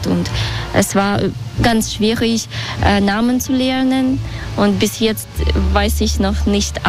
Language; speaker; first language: German; non-native, learner; Russian